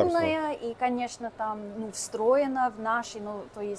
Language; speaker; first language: Russian; non-native, fluent; English